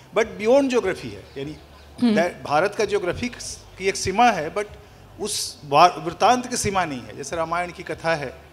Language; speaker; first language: Hindi; native; Hindi